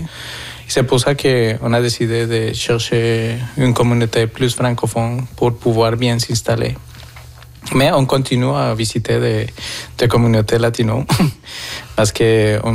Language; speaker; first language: French; non-native, fluent; Spanish